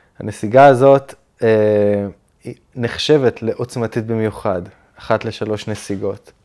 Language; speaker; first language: Hebrew; native; Hebrew